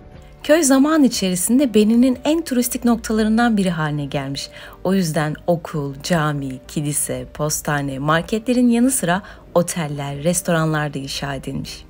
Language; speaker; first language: Turkish; native; Turkish